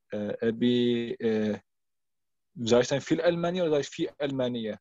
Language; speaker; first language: Arabic; non-native, learner; German